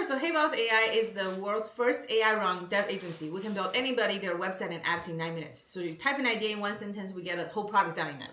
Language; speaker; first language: English; non-native, fluent; Chinese